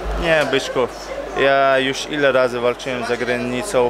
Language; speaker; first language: Polish; non-native, fluent; Chechen